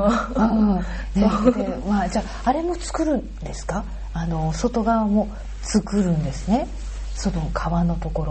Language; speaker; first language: Japanese; native; Japanese